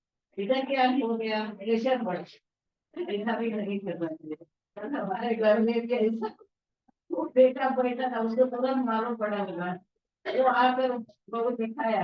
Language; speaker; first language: Hindi; non-native, local second language; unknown